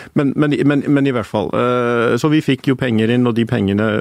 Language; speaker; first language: Norwegian; early bilingual, heritage; Icelandic